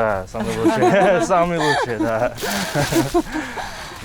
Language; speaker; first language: Russian; non-native, learner; English